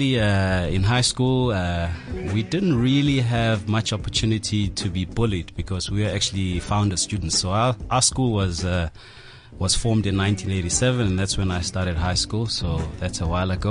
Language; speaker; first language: English; non-native, local second language; Zulu